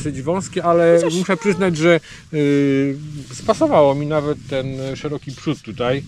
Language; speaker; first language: Polish; native; Polish